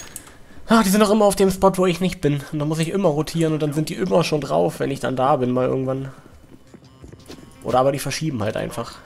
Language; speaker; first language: German; native; German